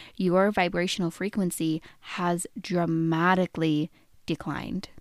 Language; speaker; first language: English; native; English